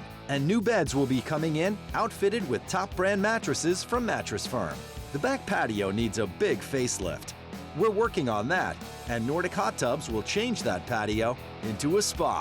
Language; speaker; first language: English; native; English